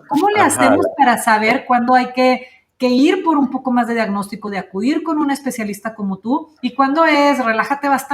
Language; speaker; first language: Spanish; native; Spanish